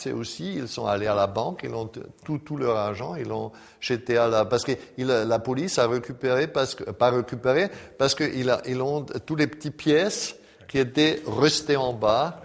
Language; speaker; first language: French; non-native, fluent; German